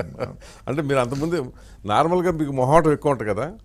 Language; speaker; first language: Telugu; native; Telugu